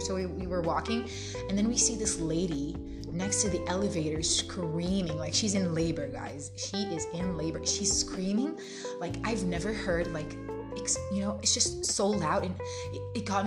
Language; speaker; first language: English; non-native, fluent; Arabic